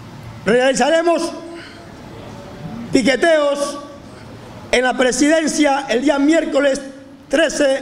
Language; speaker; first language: Spanish; native; Spanish